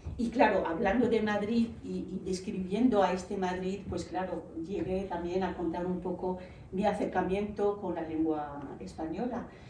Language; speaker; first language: Spanish; non-native, fluent; Arabic